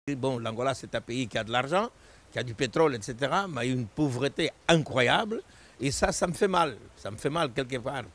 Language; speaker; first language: French; non-native, fluent; Portuguese